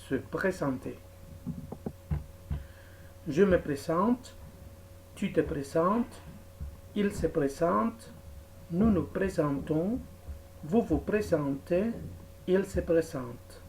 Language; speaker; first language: French; non-native, fluent; Spanish